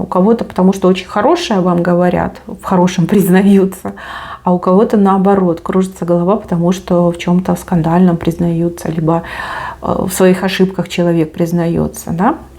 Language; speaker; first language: Russian; native; Russian